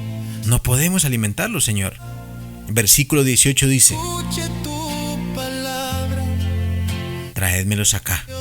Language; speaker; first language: Spanish; native; Spanish